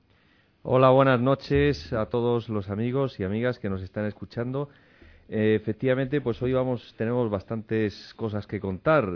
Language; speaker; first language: Spanish; native; Spanish